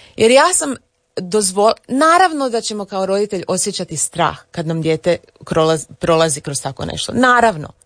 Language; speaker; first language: Croatian; early bilingual, heritage; English